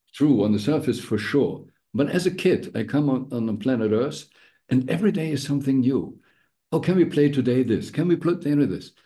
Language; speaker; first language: English; non-native, fluent; German